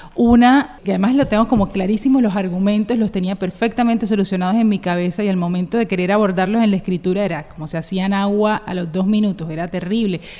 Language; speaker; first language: Spanish; native; Spanish